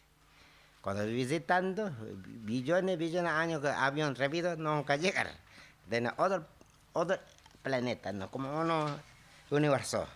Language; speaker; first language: Spanish; non-native, learner; Tibetan